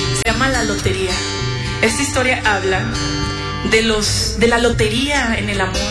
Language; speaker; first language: Spanish; native; Spanish